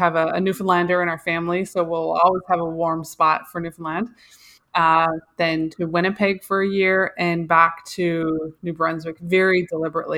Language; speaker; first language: English; native; English